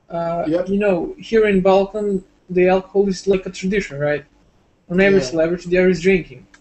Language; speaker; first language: English; non-native, learner; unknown